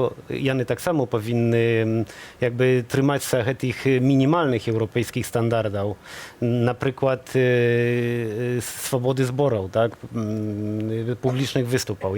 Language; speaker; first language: Polish; non-native, learner; Belarusian